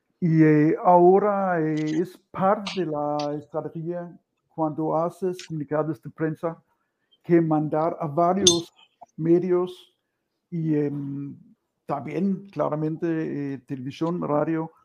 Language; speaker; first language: Spanish; non-native, fluent; Danish